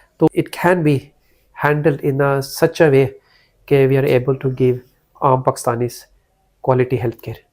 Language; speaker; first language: Urdu; early bilingual, heritage; Urdu